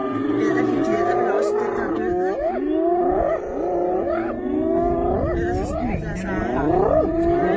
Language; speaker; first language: Danish; native; Danish